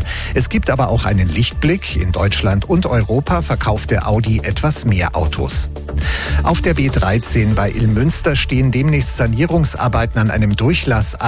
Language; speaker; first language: German; native; German